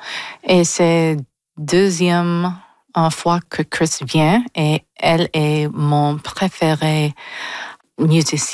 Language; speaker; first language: French; non-native, local second language; English